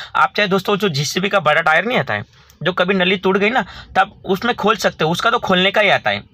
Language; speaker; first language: Hindi; non-native, local second language; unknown